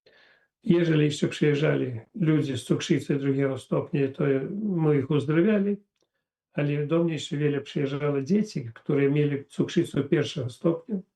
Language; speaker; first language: Polish; non-native, fluent; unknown